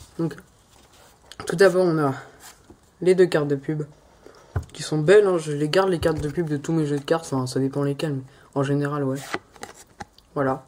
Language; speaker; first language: French; native; French